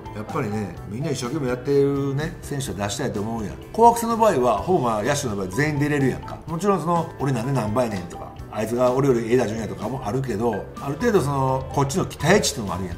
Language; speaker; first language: Japanese; native; Japanese